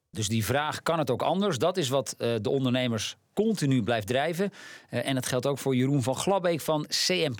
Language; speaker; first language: Dutch; native; Dutch